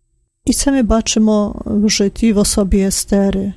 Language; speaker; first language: Ukrainian; non-native, fluent; Polish